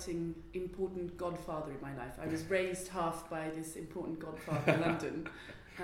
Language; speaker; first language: English; non-native, fluent; Dutch